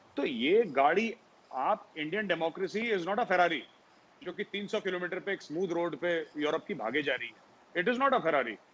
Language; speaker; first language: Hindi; native; Hindi